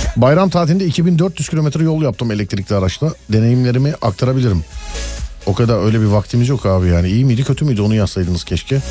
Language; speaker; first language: Turkish; native; Turkish